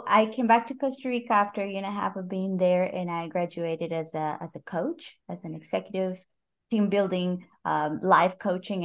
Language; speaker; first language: English; non-native, fluent; Spanish